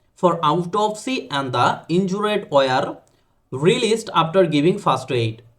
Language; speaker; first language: English; non-native, local second language; Bangla